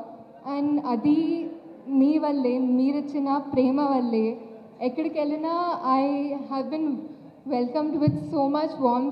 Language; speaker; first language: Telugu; non-native, fluent; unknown